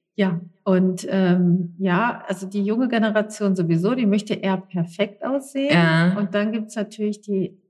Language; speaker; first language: German; native; German